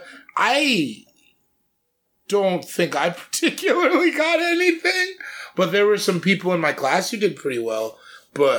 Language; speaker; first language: English; native; English